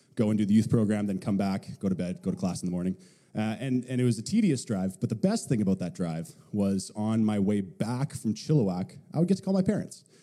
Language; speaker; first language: English; native; English